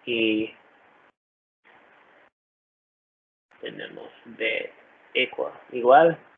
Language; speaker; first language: Spanish; non-native, learner; English